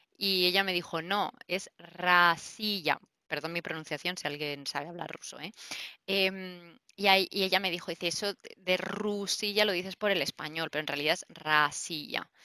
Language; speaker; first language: Spanish; native; Spanish